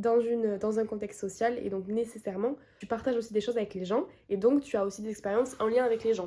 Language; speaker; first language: French; native; French